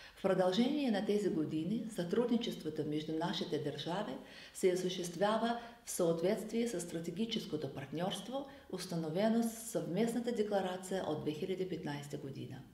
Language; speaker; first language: Bulgarian; non-native, fluent; Azerbaijani